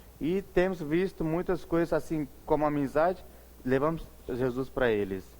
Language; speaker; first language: Portuguese; non-native, fluent; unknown